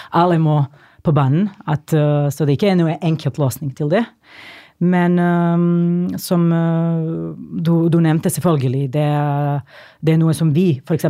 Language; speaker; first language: Norwegian; non-native, fluent; Serbian